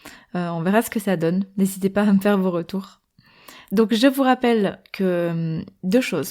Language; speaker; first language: French; native; French